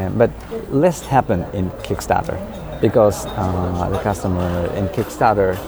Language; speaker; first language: English; non-native, fluent; Japanese